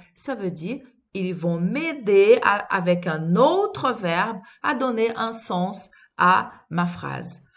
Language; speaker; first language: French; non-native, fluent; Portuguese